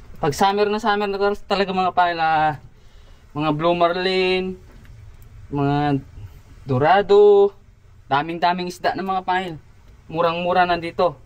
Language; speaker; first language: Filipino; non-native, local second language; Iloko